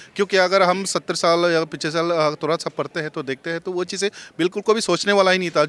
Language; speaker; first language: Hindi; non-native, local second language; Chakma